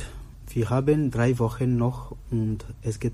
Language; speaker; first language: German; non-native, fluent; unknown